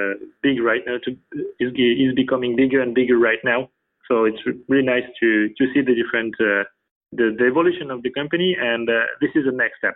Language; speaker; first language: English; non-native, fluent; French